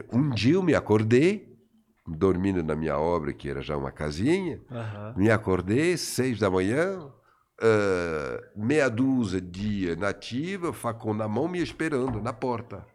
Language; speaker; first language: Portuguese; non-native, fluent; French